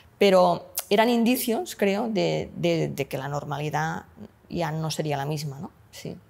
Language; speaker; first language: Spanish; non-native, local second language; Catalan